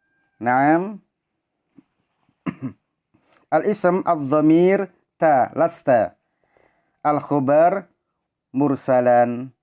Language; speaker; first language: Arabic; non-native, fluent; Indonesian